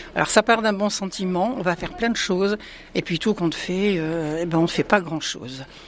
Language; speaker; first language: French; native; French